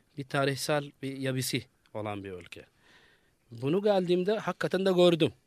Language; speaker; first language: Turkish; non-native, fluent; Arabic